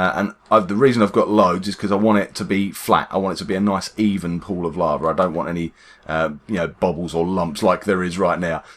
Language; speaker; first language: English; native; English